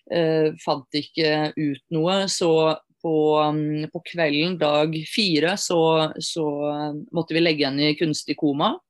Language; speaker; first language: Norwegian; native; Norwegian